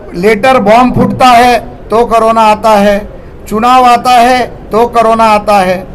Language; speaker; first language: Hindi; non-native, local second language; Marathi